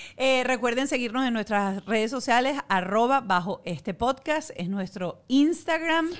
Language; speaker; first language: Spanish; native; Spanish